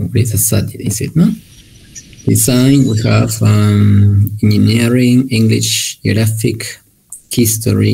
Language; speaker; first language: English; non-native, learner; Spanish